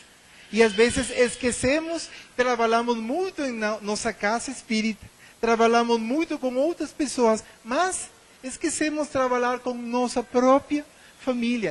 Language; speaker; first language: Portuguese; non-native, learner; Spanish